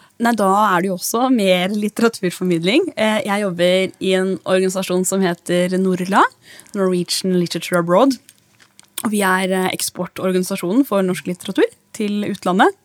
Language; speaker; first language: Norwegian; native; Norwegian